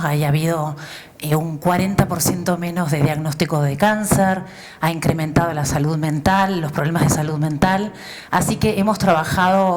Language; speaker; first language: Spanish; native; Spanish